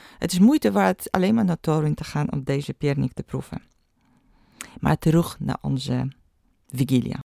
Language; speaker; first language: Dutch; non-native, fluent; Polish